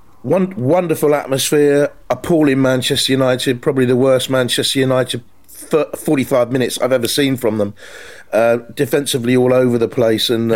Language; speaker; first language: English; native; English